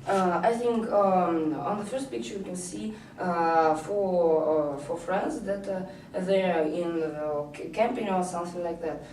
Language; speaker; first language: English; non-native, learner; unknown